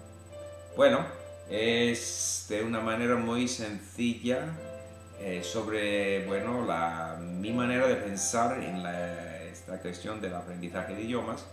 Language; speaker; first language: Spanish; non-native, fluent; English